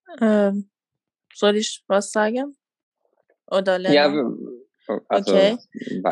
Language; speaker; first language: German; non-native, fluent; Persian